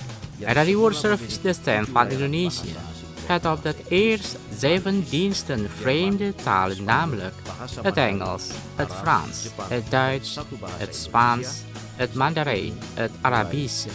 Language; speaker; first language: Dutch; non-native, learner; Indonesian